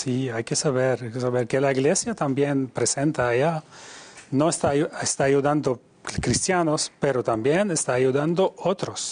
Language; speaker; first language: Spanish; non-native, fluent; Arabic